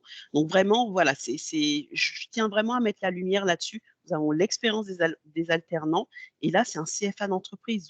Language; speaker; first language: French; native; French